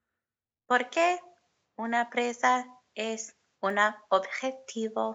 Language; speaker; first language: Spanish; non-native, learner; English